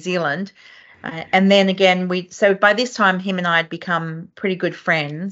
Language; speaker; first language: English; native; English